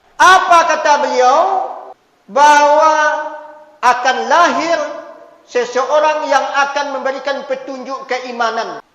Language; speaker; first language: Malay; non-native, local second language; Minangkabau